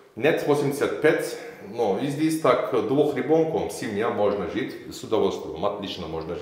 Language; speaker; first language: Russian; non-native, learner; Turkish